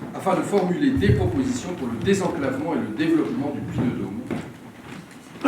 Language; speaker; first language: French; native; French